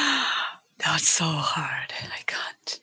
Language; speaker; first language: English; non-native, learner; Japanese